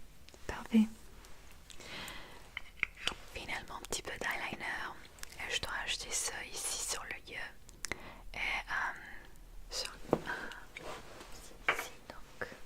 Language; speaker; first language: French; non-native, learner; English